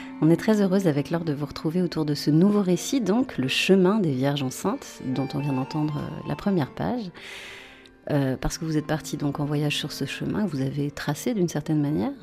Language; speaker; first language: French; native; French